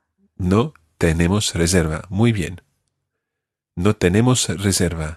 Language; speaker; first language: Spanish; non-native, fluent; English